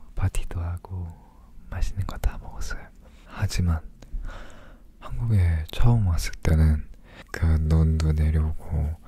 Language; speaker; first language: Korean; early bilingual, other home language; English